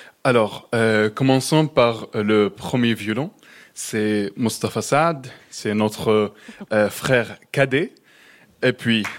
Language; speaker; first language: French; non-native, fluent; Arabic